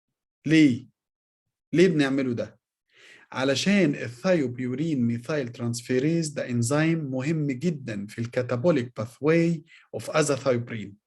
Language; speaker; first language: Arabic; native; Arabic